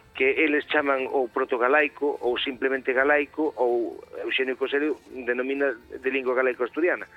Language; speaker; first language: Galician; native; Galician